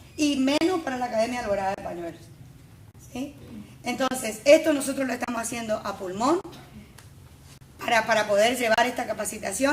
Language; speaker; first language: Spanish; native; Spanish